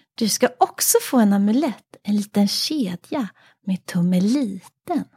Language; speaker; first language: Swedish; early bilingual, other home language; French